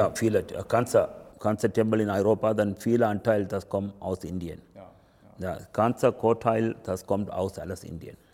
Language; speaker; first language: German; non-native, learner; Tamil